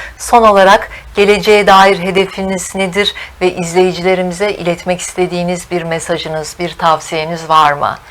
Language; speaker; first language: Turkish; native; Turkish